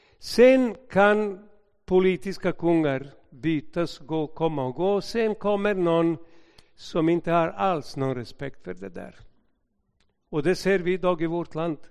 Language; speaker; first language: Swedish; non-native, fluent; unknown